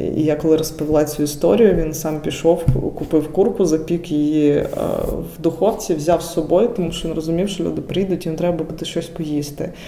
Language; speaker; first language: Ukrainian; non-native, local second language; Russian